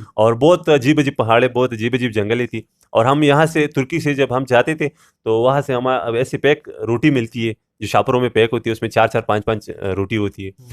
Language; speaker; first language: Urdu; non-native, local second language; Pashto